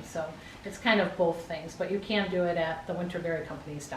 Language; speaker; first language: English; native; English